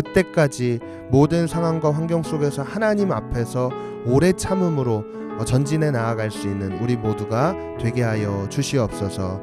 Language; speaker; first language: Korean; native; Korean